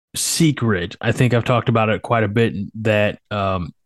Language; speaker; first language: English; early bilingual, other home language; Slovak